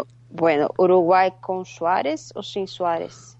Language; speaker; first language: Spanish; non-native, fluent; Portuguese